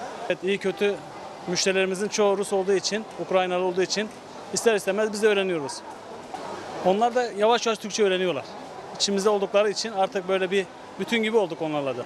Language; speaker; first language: Turkish; native; Turkish